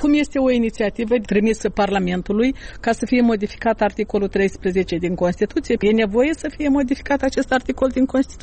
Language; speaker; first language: Romanian; native; Romanian